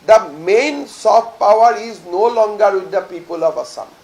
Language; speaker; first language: English; non-native, local second language; Assamese